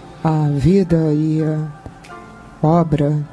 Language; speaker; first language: Portuguese; native; Portuguese